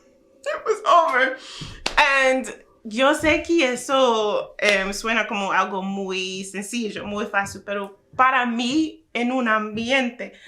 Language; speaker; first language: Spanish; non-native, fluent; English